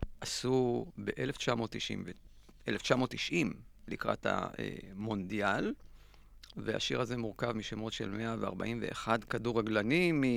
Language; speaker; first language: Hebrew; native; Hebrew